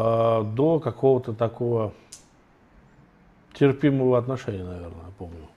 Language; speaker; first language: Russian; native; Russian